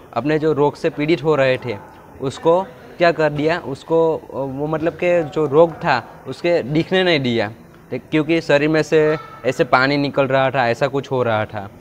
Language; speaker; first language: Hindi; non-native, local second language; Gujarati